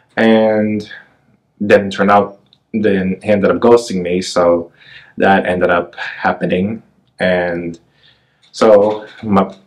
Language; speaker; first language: English; native; English